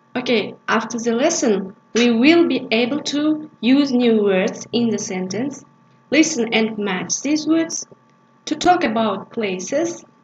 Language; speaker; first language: English; non-native, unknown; Kazakh